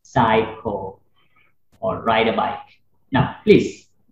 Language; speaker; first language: English; non-native, fluent; Vietnamese